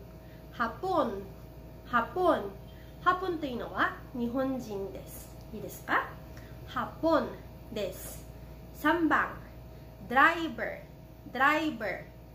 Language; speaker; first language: Japanese; non-native, fluent; Filipino